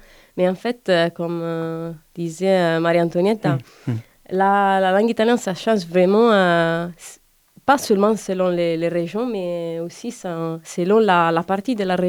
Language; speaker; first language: French; non-native, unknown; Italian